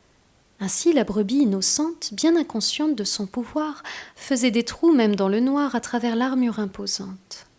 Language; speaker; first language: French; native; French